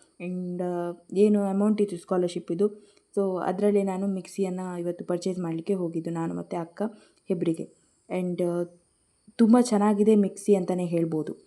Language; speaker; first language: Kannada; non-native, local second language; Marathi